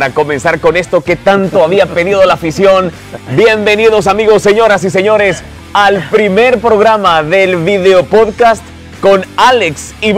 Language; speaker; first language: Spanish; native; Spanish